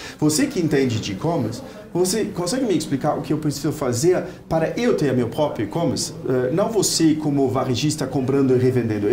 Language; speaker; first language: Portuguese; non-native, fluent; German